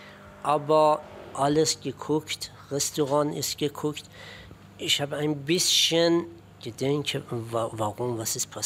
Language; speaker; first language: German; non-native, learner; Persian